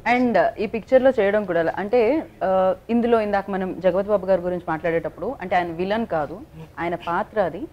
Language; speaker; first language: Telugu; native; Telugu